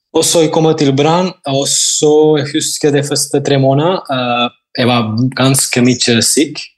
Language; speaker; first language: Norwegian; non-native, fluent; Spanish